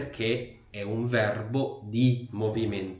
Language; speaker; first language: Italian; non-native, fluent; Arabic